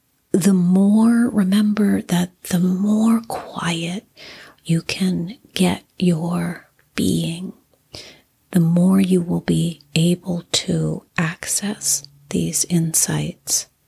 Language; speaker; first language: English; native; English